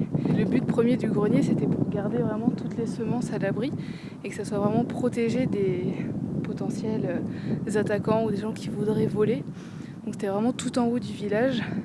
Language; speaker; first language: French; native; French